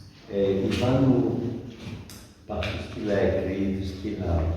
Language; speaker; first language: French; non-native, fluent; Greek